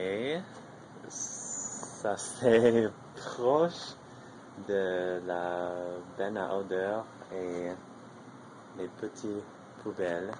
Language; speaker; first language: French; non-native, learner; English